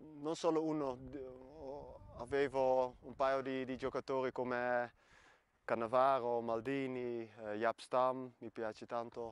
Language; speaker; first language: Italian; non-native, fluent; Dutch